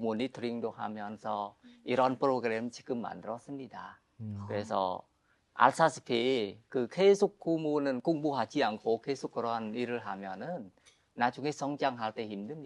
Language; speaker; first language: Korean; non-native, fluent; Khmer